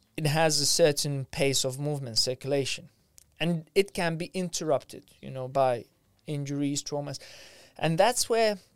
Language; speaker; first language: English; non-native, fluent; Lithuanian